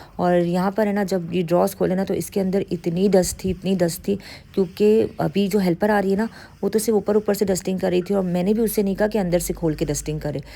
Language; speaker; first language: Urdu; native; Urdu